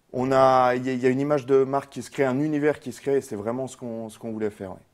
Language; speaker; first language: French; native; French